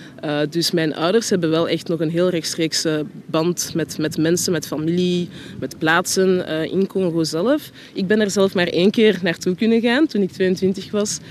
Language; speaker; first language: Dutch; early bilingual, other home language; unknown